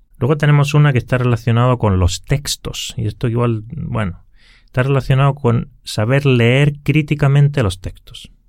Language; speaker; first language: Spanish; native; Spanish